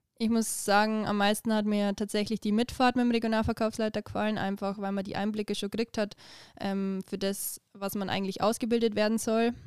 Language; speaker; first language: German; native; German